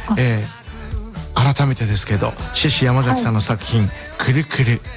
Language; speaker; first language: Japanese; native; Japanese